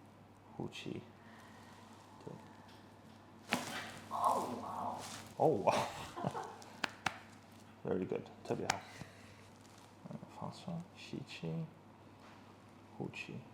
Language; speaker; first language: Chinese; non-native, learner; English